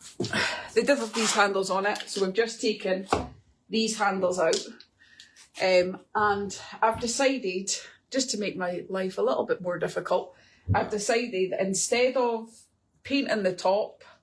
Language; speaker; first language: English; native; English